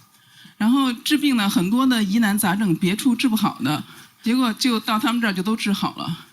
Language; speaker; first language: Chinese; native; Chinese